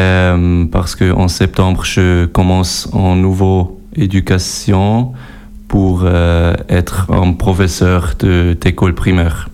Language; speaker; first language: French; non-native, local second language; German